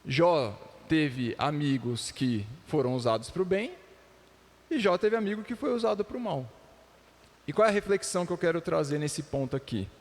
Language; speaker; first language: Portuguese; native; Portuguese